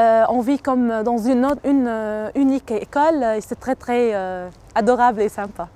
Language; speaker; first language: French; non-native, local second language; Arabic